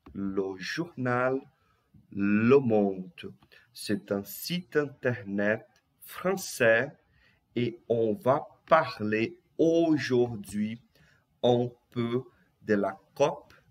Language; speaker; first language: French; non-native, fluent; Portuguese